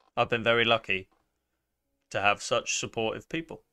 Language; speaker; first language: English; native; English